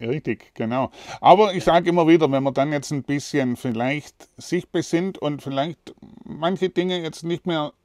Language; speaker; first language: German; native; German